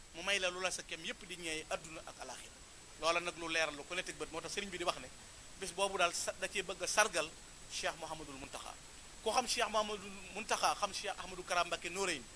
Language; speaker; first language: Wolof; native; Wolof